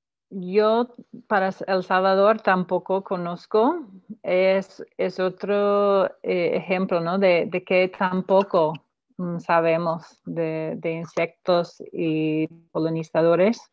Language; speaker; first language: Spanish; non-native, fluent; English